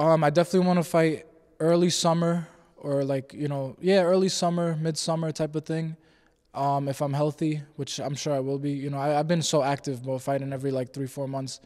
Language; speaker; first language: English; native; English